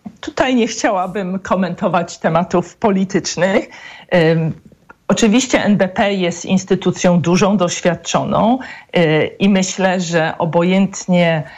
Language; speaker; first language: Polish; native; Polish